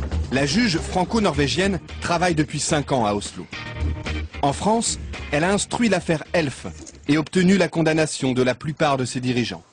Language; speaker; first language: French; native; French